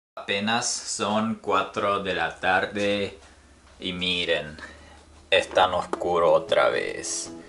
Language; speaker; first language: Spanish; non-native, fluent; Japanese